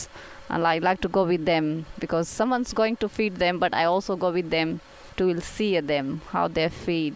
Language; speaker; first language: English; non-native, local second language; Kannada